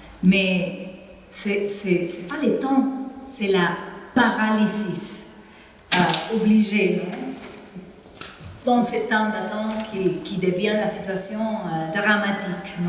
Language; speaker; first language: French; non-native, fluent; Spanish